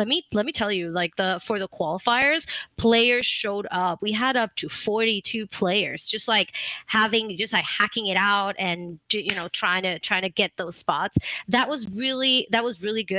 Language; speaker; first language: English; non-native, fluent; Spanish